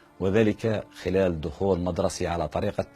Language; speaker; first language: Arabic; native; Arabic